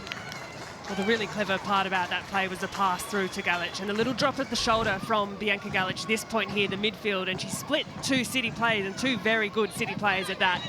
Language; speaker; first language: English; native; English